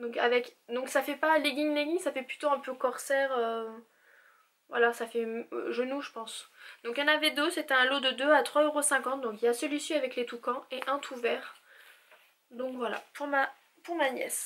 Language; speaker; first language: French; native; French